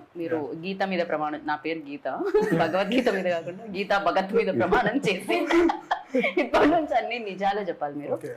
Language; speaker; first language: Telugu; native; Telugu